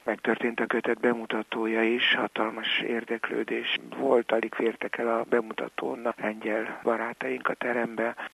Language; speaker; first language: Hungarian; native; Hungarian